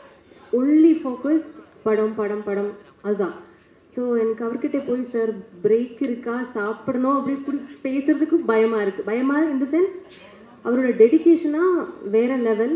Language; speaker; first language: Tamil; non-native, learner; Malayalam